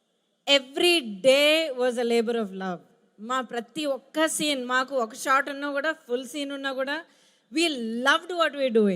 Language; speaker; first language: Telugu; native; Telugu